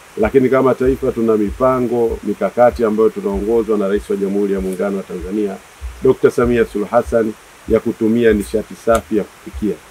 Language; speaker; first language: Swahili; native; Swahili